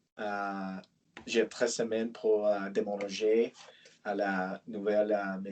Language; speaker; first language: French; non-native, learner; English